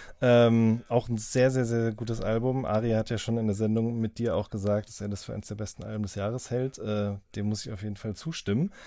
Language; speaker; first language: German; native; German